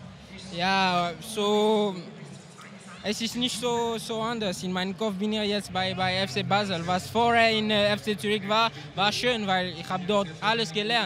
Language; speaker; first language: German; non-native, learner; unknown